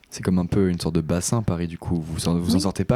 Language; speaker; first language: French; native; French